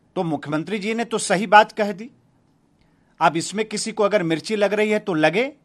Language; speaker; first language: Hindi; native; Hindi